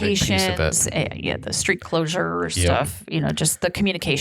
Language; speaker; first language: English; native; English